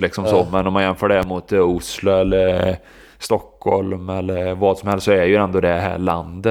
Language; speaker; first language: Swedish; native; Swedish